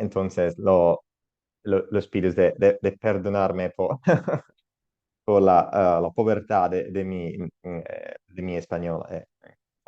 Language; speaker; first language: Spanish; non-native, learner; Italian